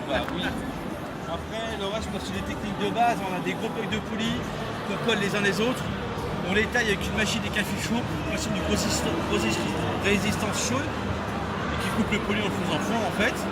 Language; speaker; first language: French; native; French